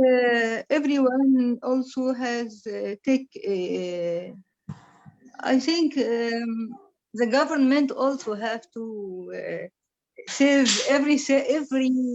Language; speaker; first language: English; non-native, learner; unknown